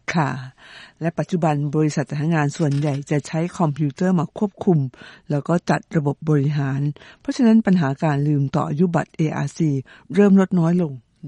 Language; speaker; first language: Thai; native; Thai